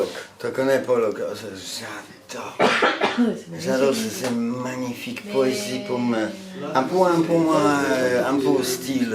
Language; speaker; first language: French; non-native, learner; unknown